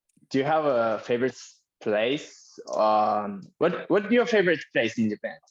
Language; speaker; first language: English; non-native, learner; Japanese